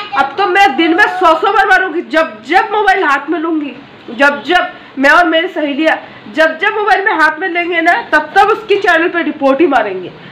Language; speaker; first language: Hindi; non-native, local second language; Bangla